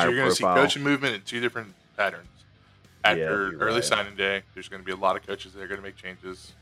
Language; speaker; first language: English; native; English